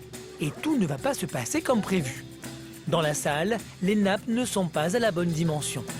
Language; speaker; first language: French; native; French